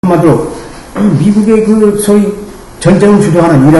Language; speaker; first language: Korean; native; Korean